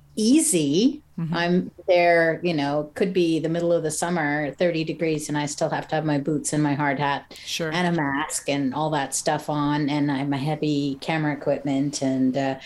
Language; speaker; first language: English; native; English